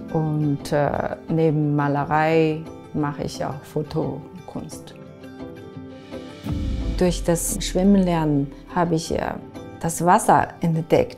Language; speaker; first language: German; non-native, fluent; Chinese